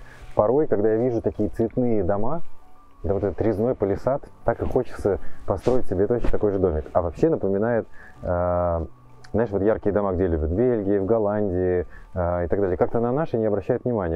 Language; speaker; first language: Russian; native; Russian